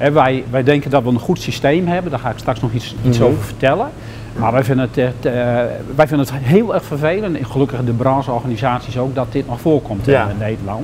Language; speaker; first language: Dutch; native; Dutch